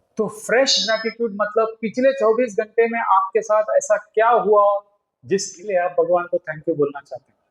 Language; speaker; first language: Hindi; non-native, local second language; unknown